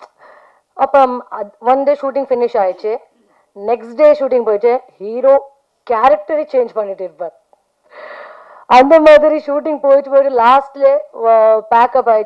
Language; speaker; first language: Tamil; non-native, fluent; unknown